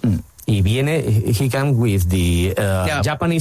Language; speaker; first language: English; non-native, fluent; Spanish